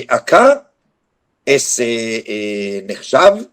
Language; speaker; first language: Spanish; non-native, fluent; Hebrew